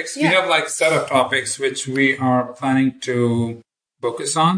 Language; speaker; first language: English; non-native, local second language; Urdu